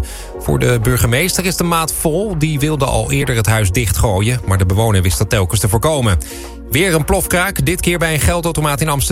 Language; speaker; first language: Dutch; native; Dutch